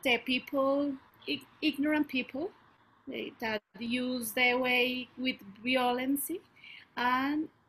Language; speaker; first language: English; non-native, learner; Spanish